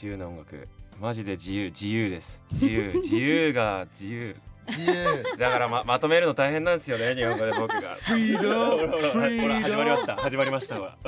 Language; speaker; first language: Japanese; native; Japanese